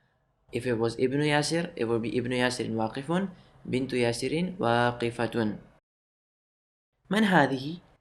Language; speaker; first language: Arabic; non-native, fluent; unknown